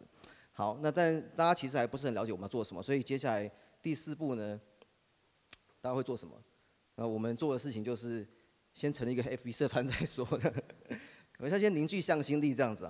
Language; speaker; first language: Chinese; native; Chinese